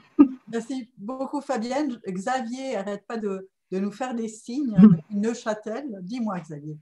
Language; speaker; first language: French; native; French